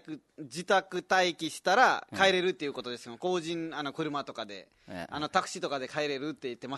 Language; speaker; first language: Japanese; non-native, fluent; Nepali